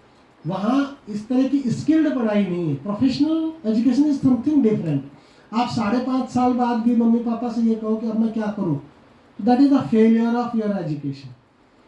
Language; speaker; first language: Hindi; native; Hindi